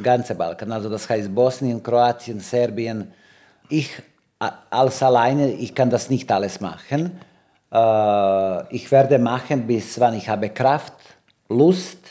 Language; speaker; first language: German; non-native, learner; Serbian